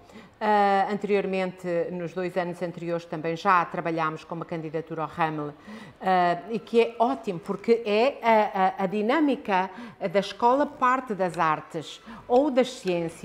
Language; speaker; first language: Portuguese; native; Portuguese